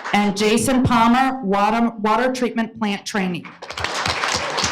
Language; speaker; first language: English; native; English